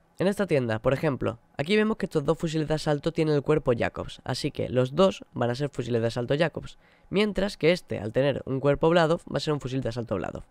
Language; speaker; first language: Spanish; native; Spanish